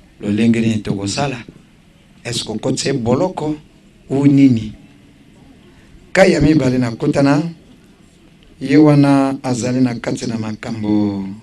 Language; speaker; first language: Lingala; native; Lingala